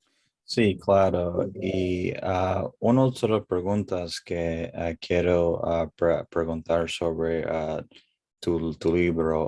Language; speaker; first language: Spanish; early bilingual, heritage; English